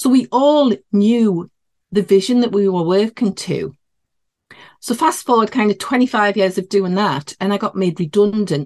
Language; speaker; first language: English; native; English